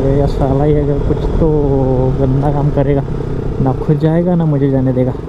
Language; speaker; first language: Hindi; non-native, local second language; Marathi